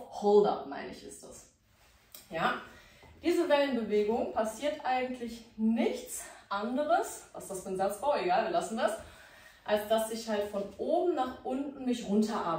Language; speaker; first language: German; native; German